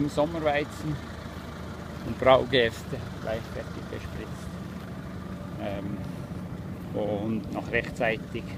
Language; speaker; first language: German; native; German